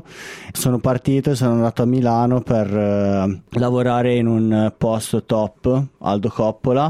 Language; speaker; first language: Italian; native; Italian